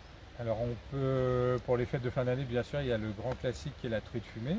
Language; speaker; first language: French; native; French